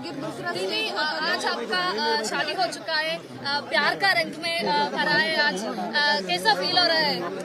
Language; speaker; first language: Hindi; non-native, local second language; Malayalam